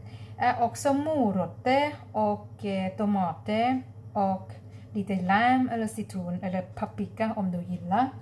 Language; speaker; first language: Swedish; non-native, learner; Thai